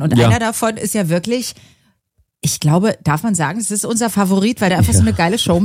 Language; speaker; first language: German; native; German